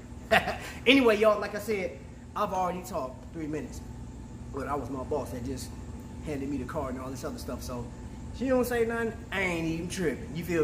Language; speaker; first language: English; native; English